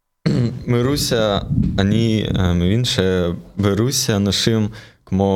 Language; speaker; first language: Hebrew; non-native, learner; Russian